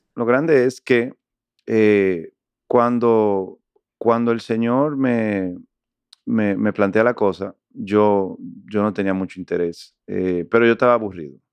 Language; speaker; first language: Spanish; native; Spanish